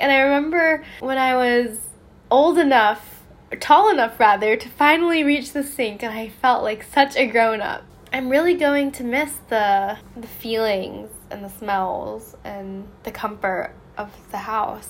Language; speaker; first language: English; native; English